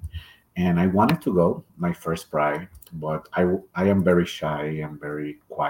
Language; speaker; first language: English; non-native, fluent; Spanish